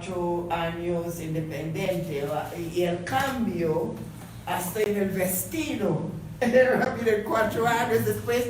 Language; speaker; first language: Spanish; non-native, fluent; English